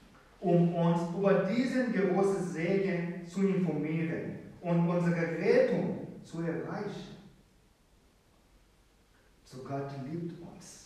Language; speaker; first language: German; non-native, fluent; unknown